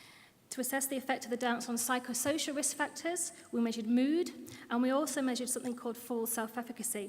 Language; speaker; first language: English; native; English